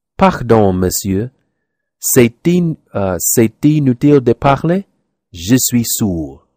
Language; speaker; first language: French; non-native, learner; English